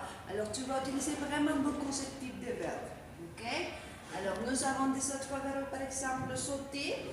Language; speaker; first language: French; non-native, fluent; Spanish